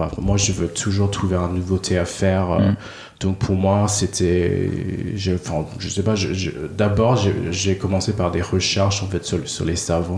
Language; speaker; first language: French; non-native, fluent; Cantonese